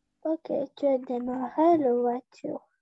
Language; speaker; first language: French; non-native, learner; Russian